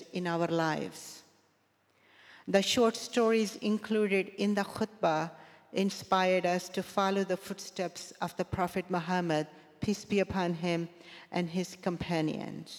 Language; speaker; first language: English; non-native, local second language; Punjabi